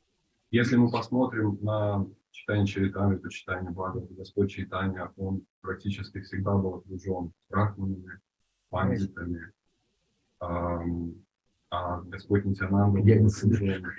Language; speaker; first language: Russian; native; Russian